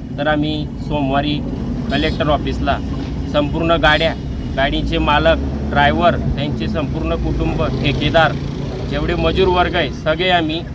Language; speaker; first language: Marathi; native; Marathi